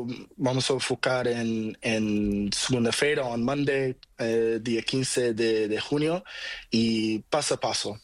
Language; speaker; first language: Spanish; non-native, learner; Portuguese